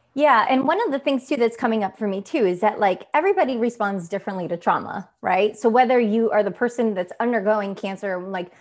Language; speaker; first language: English; non-native, fluent; Italian